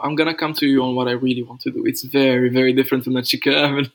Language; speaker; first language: English; non-native, fluent; Arabic